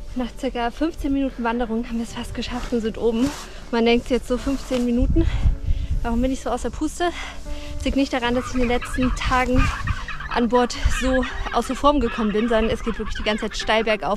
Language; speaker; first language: German; native; German